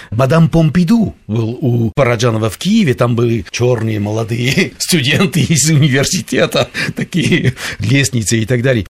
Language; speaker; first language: Russian; non-native, fluent; Armenian